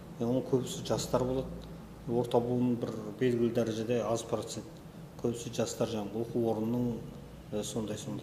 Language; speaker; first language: Kazakh; native; Kazakh